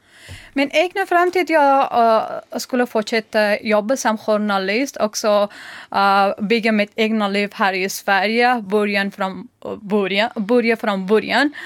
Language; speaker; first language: Swedish; non-native, learner; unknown